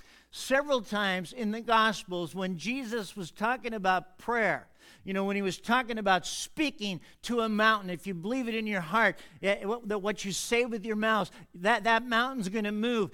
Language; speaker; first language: English; native; English